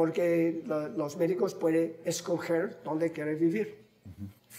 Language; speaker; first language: Spanish; non-native, fluent; English